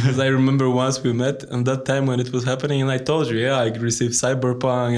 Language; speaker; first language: English; non-native, learner; Polish